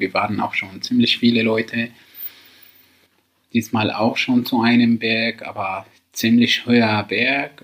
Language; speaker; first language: German; non-native, learner; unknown